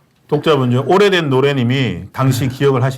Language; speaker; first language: Korean; native; Korean